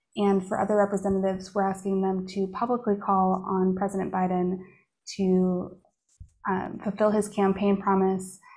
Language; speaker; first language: English; native; English